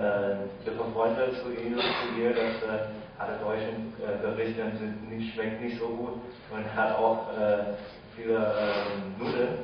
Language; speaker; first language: German; non-native, fluent; Chinese